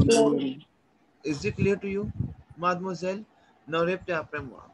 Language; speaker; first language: French; non-native, learner; Hindi